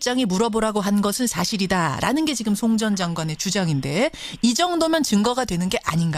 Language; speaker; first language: Korean; native; Korean